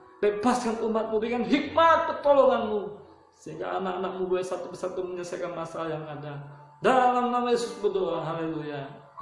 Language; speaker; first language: Indonesian; native; Indonesian